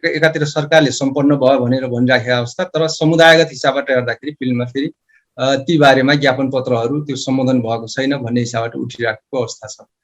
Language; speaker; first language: Nepali; non-native, local second language; Dangaura Tharu